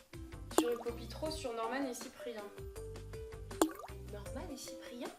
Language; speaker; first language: French; native; French